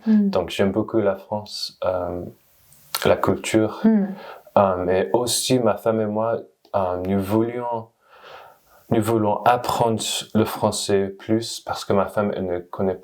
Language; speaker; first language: French; non-native, learner; English